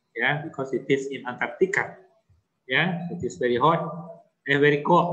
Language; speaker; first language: English; non-native, fluent; Indonesian